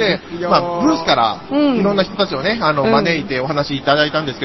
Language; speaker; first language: Japanese; native; Japanese